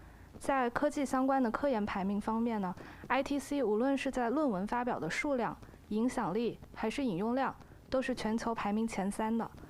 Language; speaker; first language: Chinese; native; Chinese